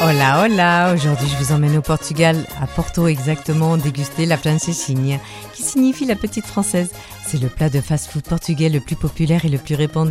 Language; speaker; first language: French; native; French